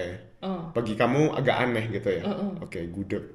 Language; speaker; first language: Indonesian; native; Indonesian